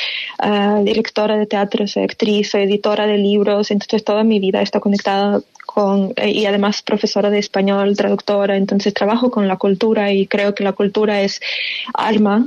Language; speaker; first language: Spanish; non-native, fluent; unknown